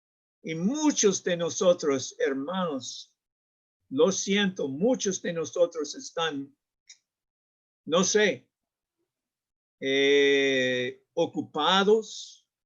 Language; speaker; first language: Spanish; non-native, learner; English